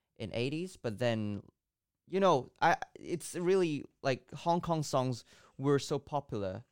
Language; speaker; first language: English; non-native, local second language; Cantonese